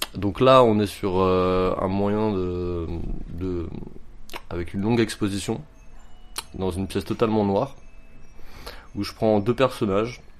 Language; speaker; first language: French; native; French